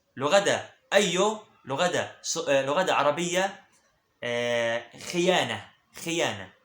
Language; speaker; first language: Arabic; early bilingual, other home language; Somali